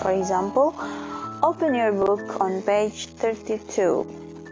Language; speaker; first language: English; non-native, fluent; Indonesian